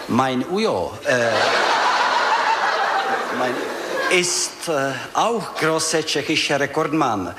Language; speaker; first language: German; non-native, learner; Czech